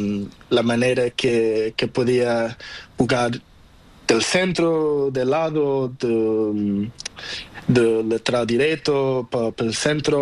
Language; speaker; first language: Spanish; non-native, learner; Portuguese